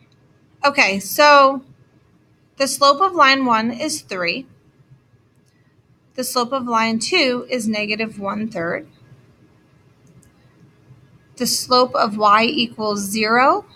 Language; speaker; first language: English; native; English